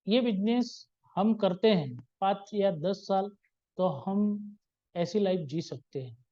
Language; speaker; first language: Hindi; non-native, local second language; Gujarati